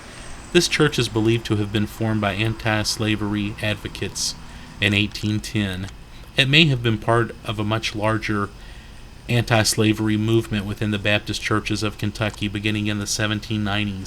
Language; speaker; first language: English; native; English